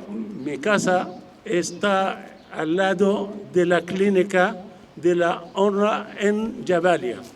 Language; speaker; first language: Spanish; non-native, fluent; Arabic